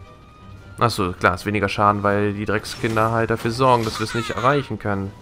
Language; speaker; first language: German; native; German